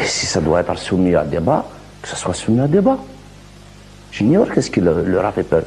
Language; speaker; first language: French; non-native, local second language; Kabyle